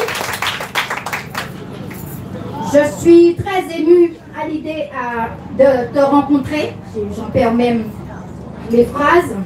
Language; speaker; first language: French; native; French